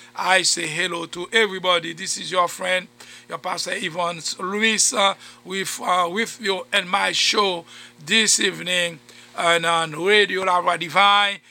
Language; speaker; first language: English; non-native, fluent; Haitian Creole